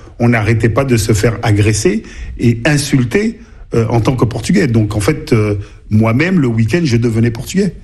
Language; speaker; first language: French; native; French